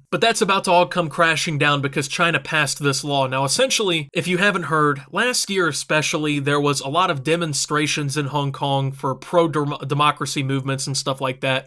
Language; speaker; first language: English; native; English